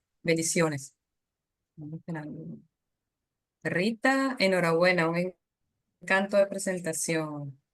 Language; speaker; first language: Spanish; native; Spanish